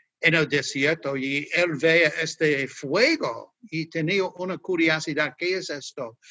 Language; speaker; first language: Spanish; non-native, fluent; English